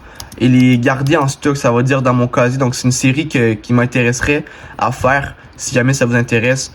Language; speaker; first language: French; native; French